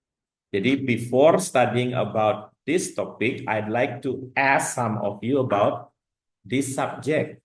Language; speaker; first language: English; non-native, fluent; Indonesian